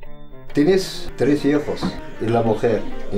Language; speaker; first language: Spanish; non-native, learner; Arabic